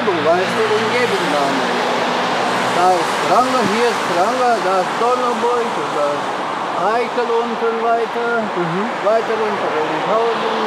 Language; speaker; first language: German; non-native, learner; Turkish